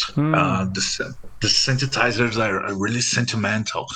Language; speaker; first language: English; non-native, fluent; Portuguese